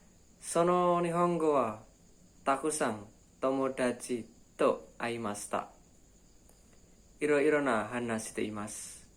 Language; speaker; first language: Japanese; non-native, learner; Indonesian